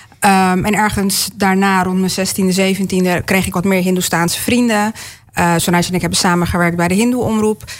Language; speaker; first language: Dutch; native; Dutch